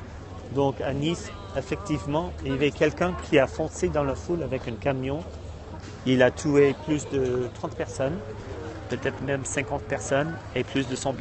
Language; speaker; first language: French; non-native, fluent; English